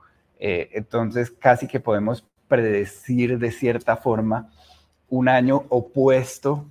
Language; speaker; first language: Spanish; native; Spanish